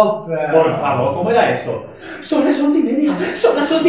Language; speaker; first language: Spanish; native; Spanish